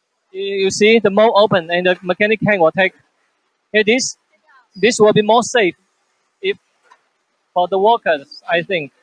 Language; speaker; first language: English; non-native, fluent; Chinese